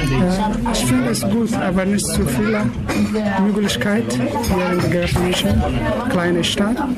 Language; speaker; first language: German; non-native, learner; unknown